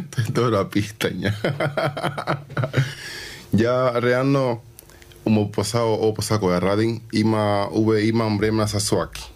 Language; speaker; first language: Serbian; non-native, learner; Spanish